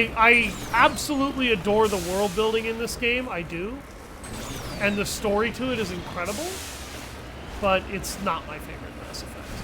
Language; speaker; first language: English; native; English